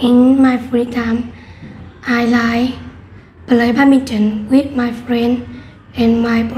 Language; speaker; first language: English; non-native, learner; Vietnamese